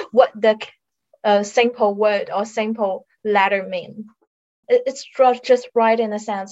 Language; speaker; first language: English; non-native, fluent; Chinese